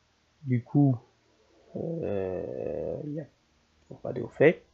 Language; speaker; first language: French; native; French